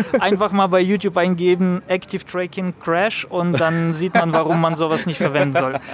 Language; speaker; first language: German; non-native, fluent; Russian